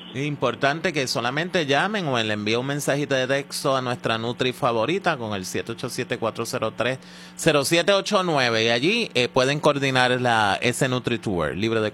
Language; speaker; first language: Spanish; native; Spanish